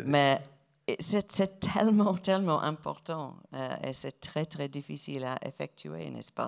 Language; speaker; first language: French; non-native, fluent; English